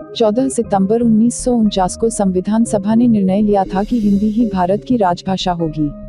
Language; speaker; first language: Hindi; native; Hindi